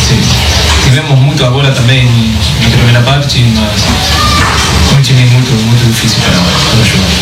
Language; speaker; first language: Portuguese; non-native, fluent; Spanish